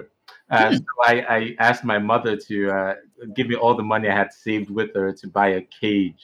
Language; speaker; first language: English; non-native, local second language; Igbo